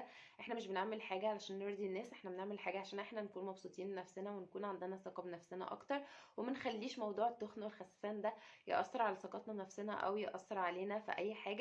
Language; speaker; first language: Arabic; native; Arabic